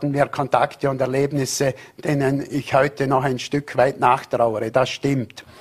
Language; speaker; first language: German; native; German